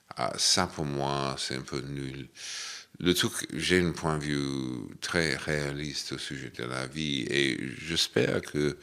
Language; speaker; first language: French; non-native, fluent; English